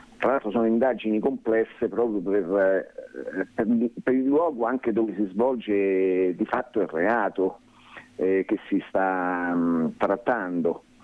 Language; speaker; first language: Italian; native; Italian